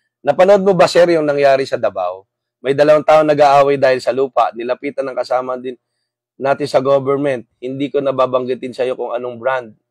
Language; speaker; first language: Filipino; non-native, local second language; Waray